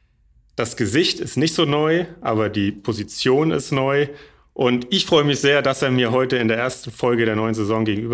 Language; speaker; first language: German; native; German